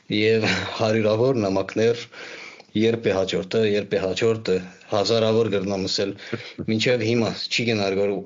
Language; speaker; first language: Armenian; early bilingual, heritage; Armenian